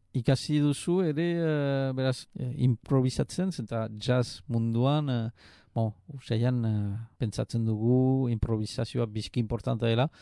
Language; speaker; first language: Basque; native; Basque